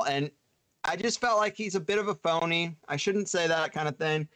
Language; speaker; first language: English; native; English